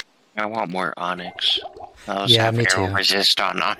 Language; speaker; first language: English; native; English